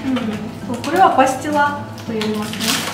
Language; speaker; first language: Japanese; non-native, fluent; Russian